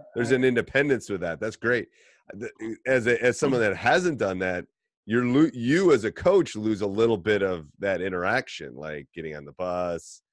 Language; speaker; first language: English; native; English